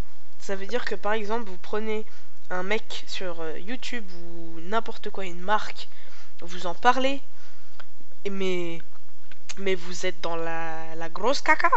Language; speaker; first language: French; native; French